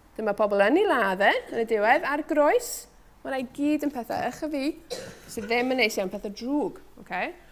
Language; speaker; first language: Welsh; native; Welsh